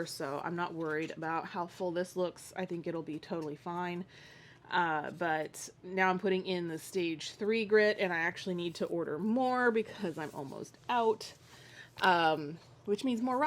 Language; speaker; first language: English; native; English